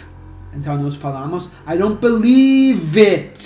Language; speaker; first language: Portuguese; non-native, fluent; English